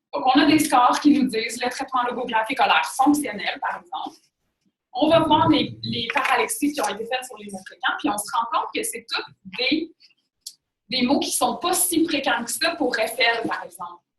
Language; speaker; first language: French; native; French